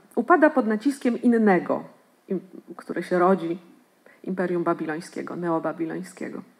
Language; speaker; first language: Polish; native; Polish